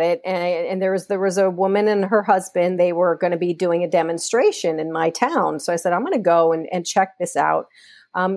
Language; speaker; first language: English; native; English